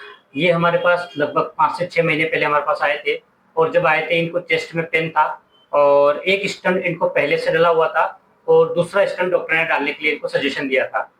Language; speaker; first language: Hindi; native; Hindi